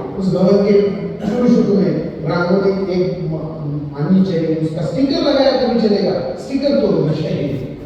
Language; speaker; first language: Hindi; non-native, local second language; Marathi